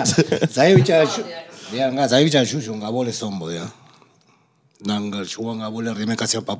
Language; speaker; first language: Indonesian; non-native, fluent; Spanish